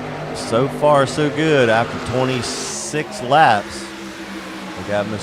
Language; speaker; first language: English; native; English